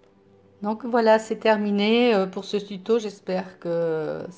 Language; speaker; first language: French; native; French